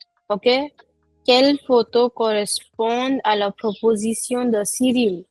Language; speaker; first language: French; non-native, fluent; Hindi